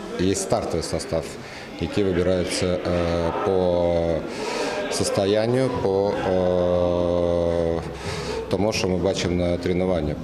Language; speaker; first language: Ukrainian; non-native, learner; Russian